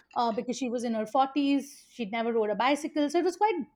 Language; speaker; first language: English; non-native, local second language; Hindi